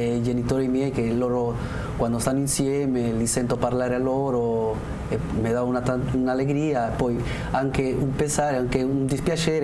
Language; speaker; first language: Italian; non-native, learner; Spanish